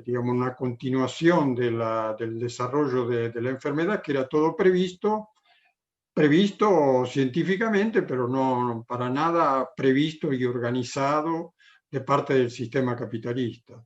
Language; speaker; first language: Spanish; non-native, fluent; Italian